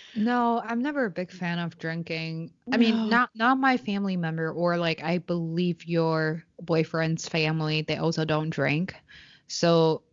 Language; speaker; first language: English; non-native, fluent; Chinese